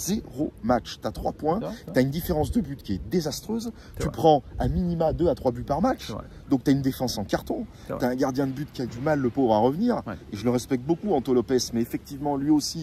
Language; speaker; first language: French; native; French